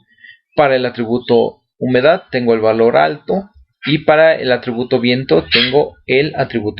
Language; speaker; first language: Spanish; native; Spanish